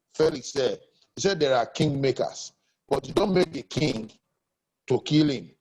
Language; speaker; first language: English; non-native, local second language; Yoruba